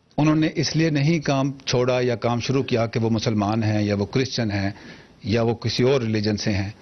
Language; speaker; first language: Urdu; native; Urdu